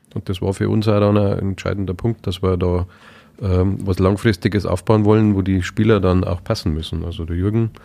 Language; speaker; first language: German; native; German